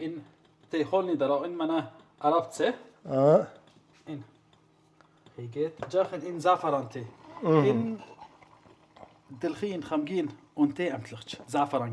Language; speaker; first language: Mongolian; non-native, learner; Arabic